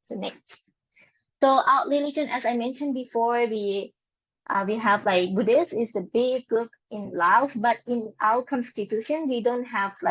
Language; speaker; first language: English; non-native, learner; Lao